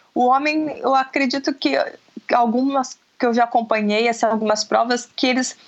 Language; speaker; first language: Portuguese; native; Portuguese